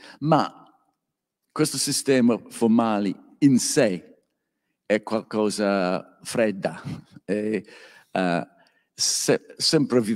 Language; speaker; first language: Italian; non-native, learner; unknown